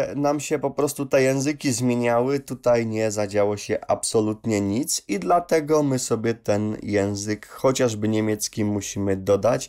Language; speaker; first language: Polish; native; Polish